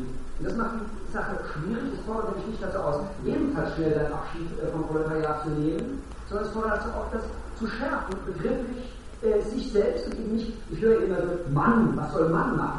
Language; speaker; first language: German; native; German